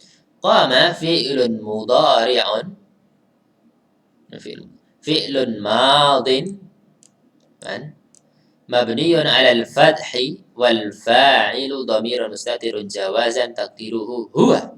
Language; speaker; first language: Arabic; non-native, fluent; Indonesian